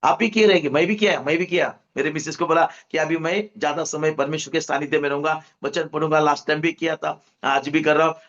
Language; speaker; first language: Hindi; non-native, local second language; Marathi